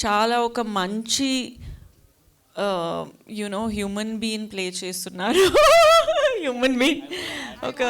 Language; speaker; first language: Telugu; non-native, fluent; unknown